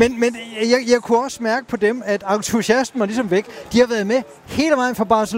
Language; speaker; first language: Danish; native; Danish